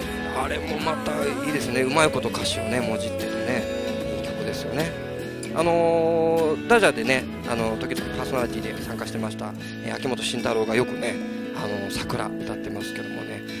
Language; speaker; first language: Japanese; native; Japanese